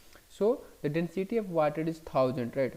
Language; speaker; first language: English; non-native, local second language; Hindi